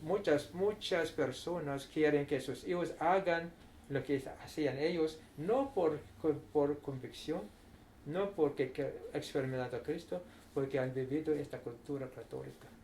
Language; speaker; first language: Spanish; non-native, fluent; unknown